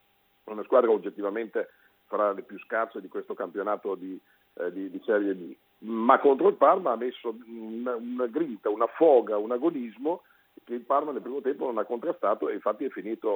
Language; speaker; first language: Italian; native; Italian